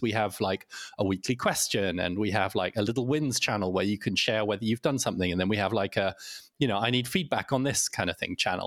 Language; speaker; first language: English; native; English